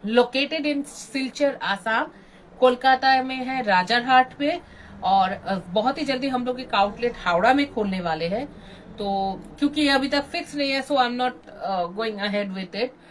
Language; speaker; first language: Hindi; non-native, local second language; Bangla